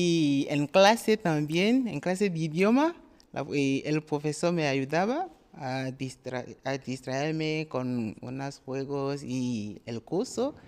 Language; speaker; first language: Spanish; non-native, learner; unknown